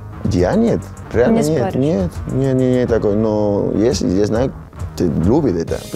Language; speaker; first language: Russian; non-native, learner; Spanish